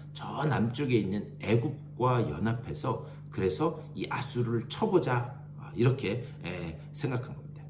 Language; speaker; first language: Korean; native; Korean